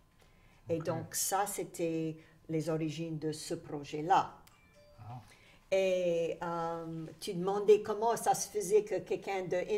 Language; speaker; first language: French; native; French